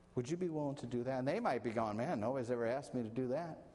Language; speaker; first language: English; native; English